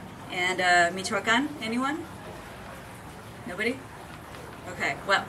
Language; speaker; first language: English; native; English